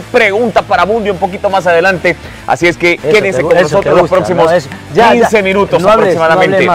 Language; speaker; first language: Spanish; native; Spanish